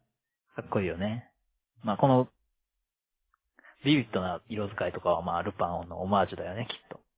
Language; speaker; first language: Japanese; native; Japanese